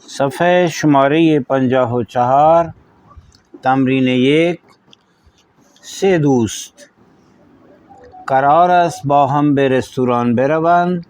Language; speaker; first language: Persian; non-native, fluent; Urdu